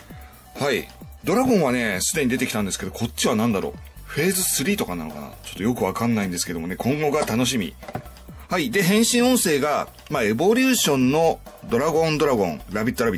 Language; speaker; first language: Japanese; native; Japanese